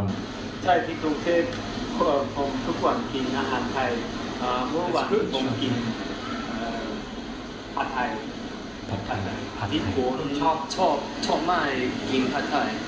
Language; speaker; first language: Thai; non-native, learner; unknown